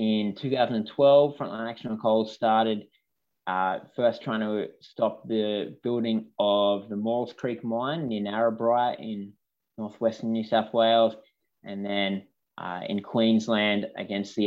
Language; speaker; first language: English; native; English